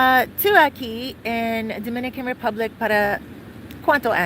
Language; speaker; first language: Spanish; non-native, learner; English